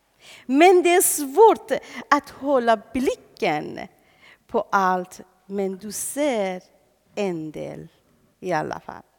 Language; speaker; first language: Swedish; non-native, fluent; Persian